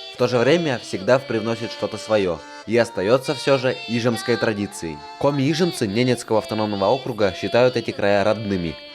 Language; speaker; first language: Russian; native; Russian